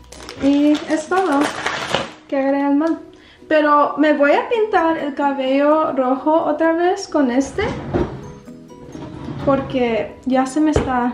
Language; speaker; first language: Spanish; early bilingual, heritage; Spanish